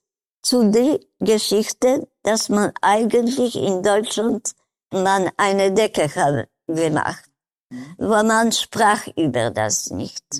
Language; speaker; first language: German; non-native, learner; Polish